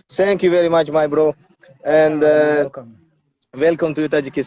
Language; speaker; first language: English; non-native, learner; Tajik